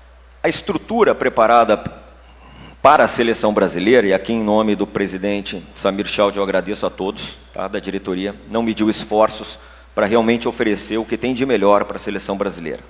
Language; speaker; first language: Portuguese; native; Portuguese